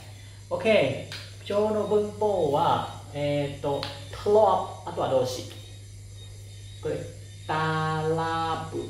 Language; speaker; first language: Japanese; non-native, fluent; Khmer